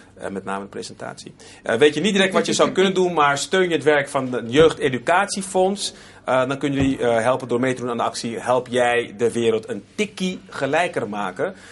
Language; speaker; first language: Dutch; native; Dutch